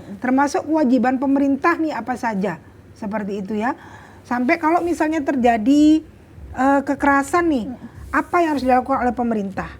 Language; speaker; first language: Indonesian; native; Indonesian